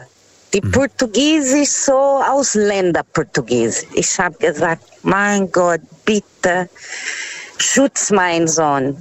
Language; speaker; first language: German; non-native, fluent; Portuguese